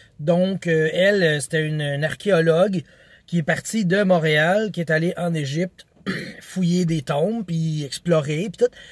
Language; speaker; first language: French; native; French